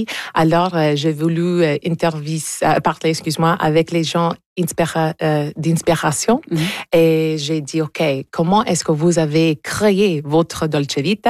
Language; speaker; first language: French; non-native, local second language; English